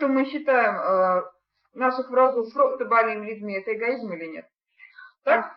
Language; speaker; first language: Russian; native; Russian